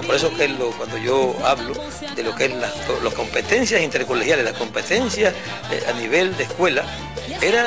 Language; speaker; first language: Spanish; native; Spanish